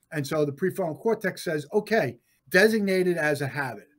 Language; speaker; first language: English; native; English